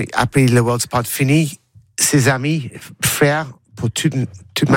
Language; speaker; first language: French; non-native, learner; English